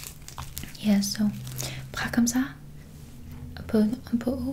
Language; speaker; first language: French; non-native, learner; English